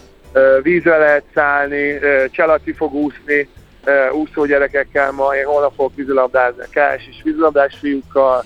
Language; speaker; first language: Hungarian; native; Hungarian